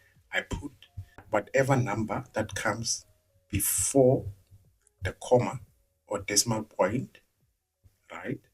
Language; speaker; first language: English; non-native, local second language; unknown